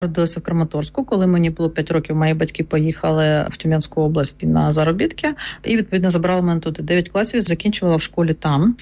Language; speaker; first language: Ukrainian; non-native, local second language; Russian